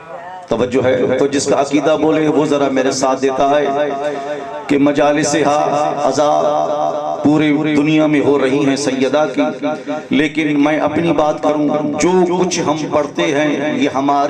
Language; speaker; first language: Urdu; non-native, local second language; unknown